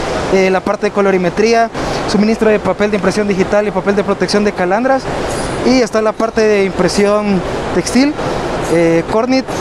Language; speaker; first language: Spanish; native; Spanish